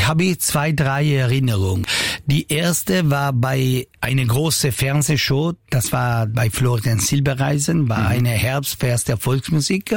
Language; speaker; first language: German; non-native, local second language; Italian